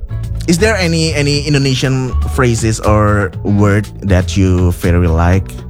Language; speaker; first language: English; non-native, fluent; Indonesian